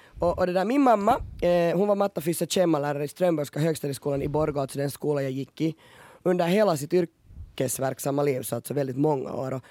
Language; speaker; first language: Swedish; native; Swedish